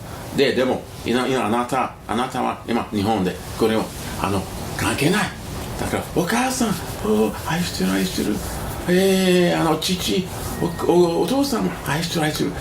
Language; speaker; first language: Japanese; non-native, learner; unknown